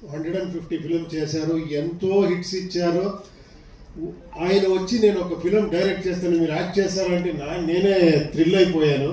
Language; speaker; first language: Telugu; non-native, fluent; Kannada